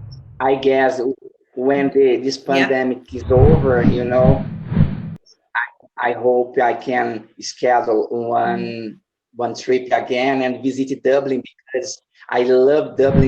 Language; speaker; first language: English; non-native, learner; Portuguese